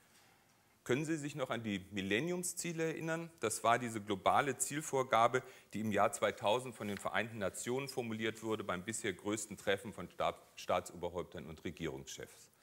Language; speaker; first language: German; native; German